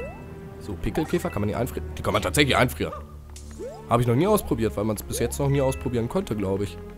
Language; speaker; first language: German; native; German